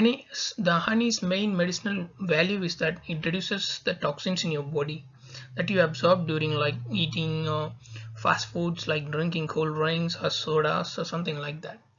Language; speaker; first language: English; non-native, local second language; Tamil